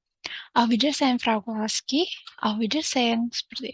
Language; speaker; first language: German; non-native, fluent; Indonesian